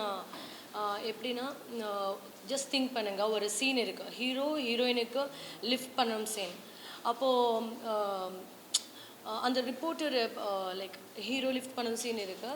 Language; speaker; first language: Tamil; non-native, learner; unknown